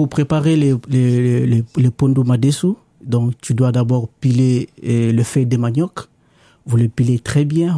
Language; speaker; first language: French; non-native, local second language; Lingala